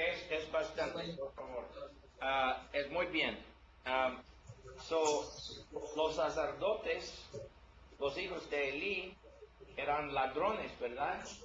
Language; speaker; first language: Spanish; non-native, learner; English